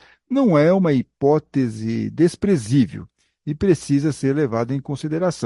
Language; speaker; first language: Portuguese; native; Portuguese